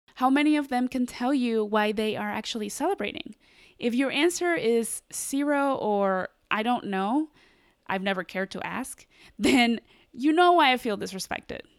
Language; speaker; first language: English; early bilingual, other home language; Spanish